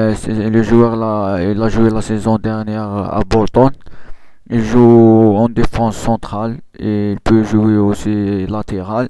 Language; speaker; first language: French; non-native, local second language; Arabic